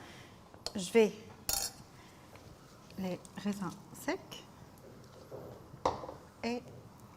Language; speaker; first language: French; non-native, local second language; Arabic